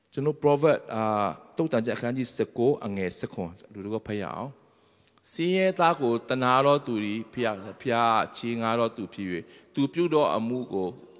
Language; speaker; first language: Burmese; non-native, local second language; Tedim Chin